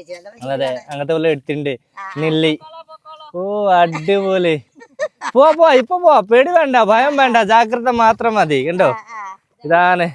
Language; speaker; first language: Malayalam; non-native, learner; Bangla